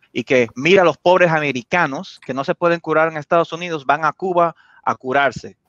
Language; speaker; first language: Spanish; early bilingual, heritage; Spanish